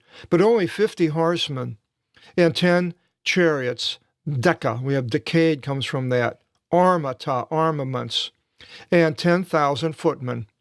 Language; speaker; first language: English; native; English